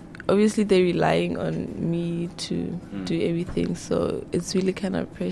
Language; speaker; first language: English; non-native, local second language; Southern Sotho